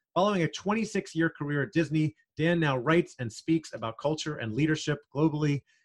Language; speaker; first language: English; native; English